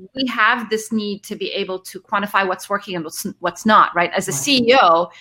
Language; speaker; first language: English; early bilingual, other home language; Arabic